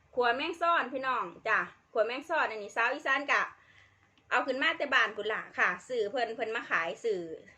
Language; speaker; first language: Thai; native; Thai